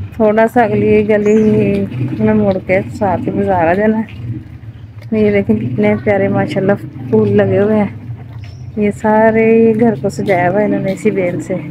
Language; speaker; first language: Urdu; non-native, local second language; Punjabi